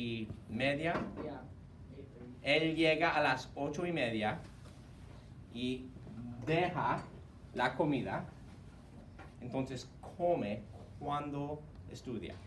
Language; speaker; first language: Spanish; non-native, fluent; English